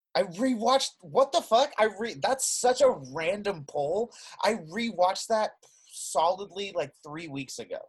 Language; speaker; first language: English; native; English